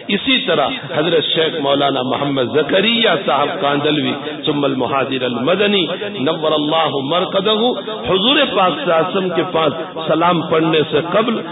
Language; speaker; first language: Urdu; non-native, local second language; Gujarati